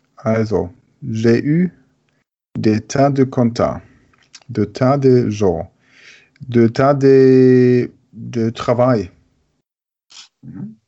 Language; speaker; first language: French; non-native, learner; German